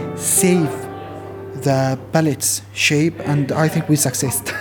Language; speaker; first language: English; non-native, fluent; Arabic